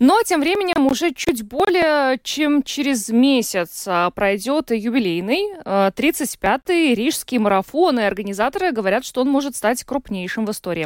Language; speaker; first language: Russian; native; Russian